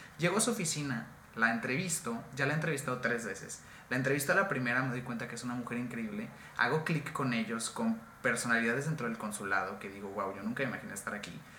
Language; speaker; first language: Spanish; native; Spanish